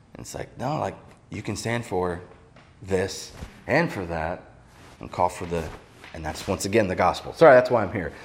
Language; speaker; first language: English; native; English